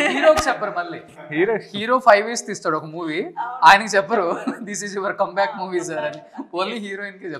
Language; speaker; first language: Telugu; native; Telugu